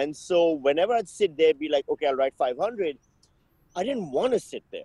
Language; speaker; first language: English; non-native, local second language; Urdu